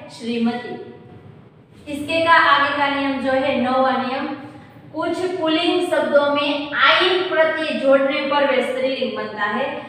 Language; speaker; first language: Hindi; non-native, local second language; Gujarati